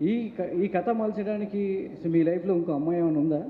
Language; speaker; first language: Telugu; native; Telugu